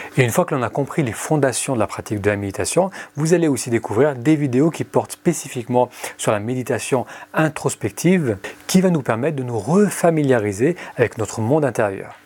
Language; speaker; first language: French; early bilingual, other home language; Arabic